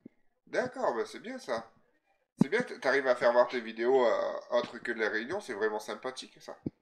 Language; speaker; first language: French; native; French